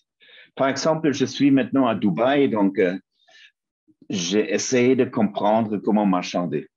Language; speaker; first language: French; non-native, fluent; German